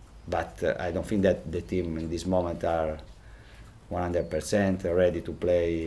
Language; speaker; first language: English; non-native, fluent; Italian